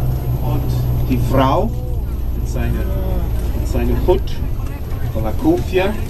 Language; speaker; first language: German; non-native, learner; English